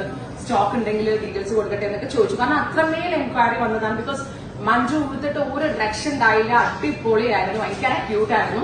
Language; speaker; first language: Malayalam; native; Malayalam